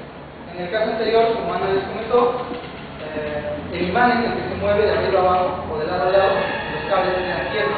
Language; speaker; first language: Spanish; native; Spanish